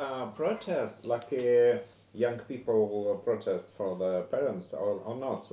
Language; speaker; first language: English; non-native, learner; Russian